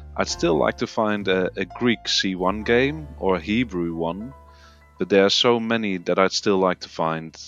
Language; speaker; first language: English; non-native, fluent; Dutch